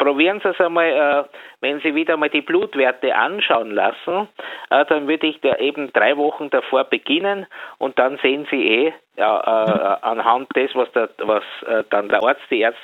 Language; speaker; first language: German; native; German